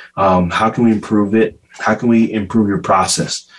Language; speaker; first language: English; native; English